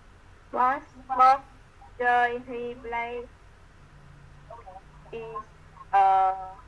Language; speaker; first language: English; non-native, learner; Vietnamese